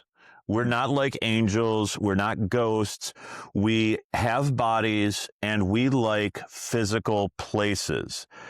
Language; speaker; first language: English; native; English